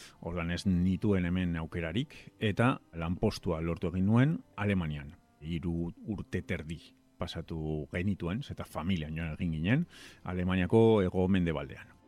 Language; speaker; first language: Basque; non-native, local second language; Spanish